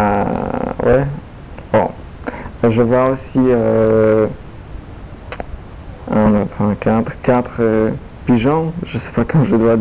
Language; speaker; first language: French; non-native, learner; Polish